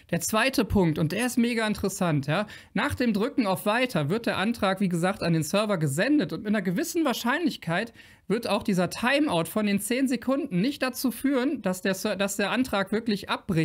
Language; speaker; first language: German; native; German